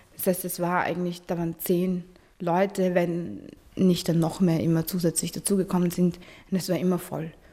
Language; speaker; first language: German; early bilingual, other home language; Arabic